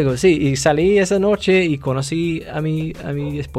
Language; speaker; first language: Spanish; non-native, fluent; English